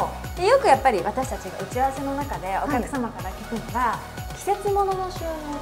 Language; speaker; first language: Japanese; native; Japanese